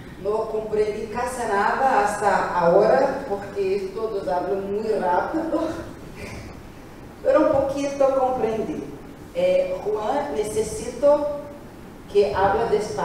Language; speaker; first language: Spanish; non-native, learner; Portuguese